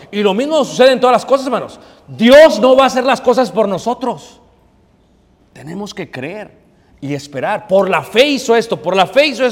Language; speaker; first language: Spanish; native; Spanish